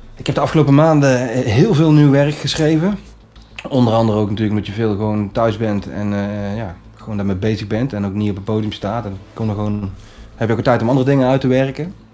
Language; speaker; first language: Dutch; native; Dutch